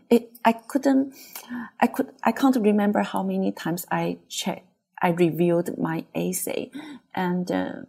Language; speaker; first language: English; non-native, fluent; Chinese